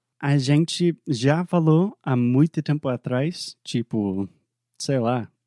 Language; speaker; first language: Portuguese; non-native, fluent; English